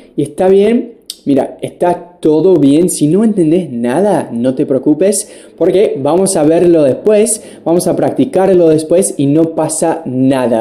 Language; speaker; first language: Spanish; non-native, fluent; English